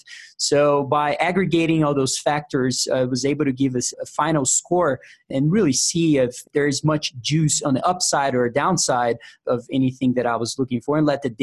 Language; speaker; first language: English; non-native, fluent; Portuguese